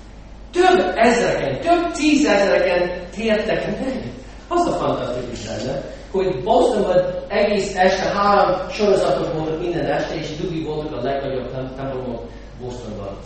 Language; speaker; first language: Hungarian; non-native, fluent; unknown